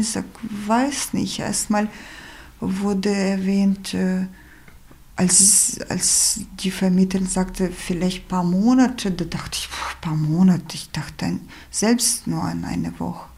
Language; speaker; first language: German; non-native, fluent; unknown